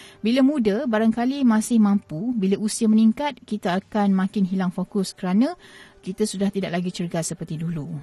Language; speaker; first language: Malay; native; Malay